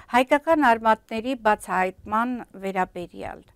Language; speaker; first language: Armenian; native; Armenian